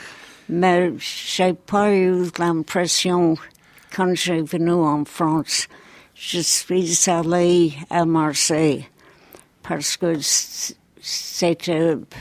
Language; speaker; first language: French; non-native, fluent; English